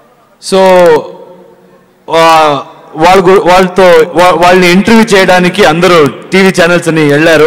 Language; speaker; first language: Telugu; non-native, learner; Kannada